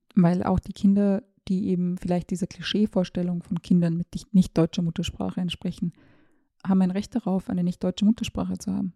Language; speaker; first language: German; early bilingual, other home language; Serbian